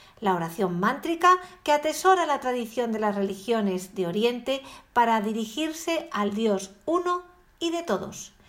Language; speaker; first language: Spanish; native; Spanish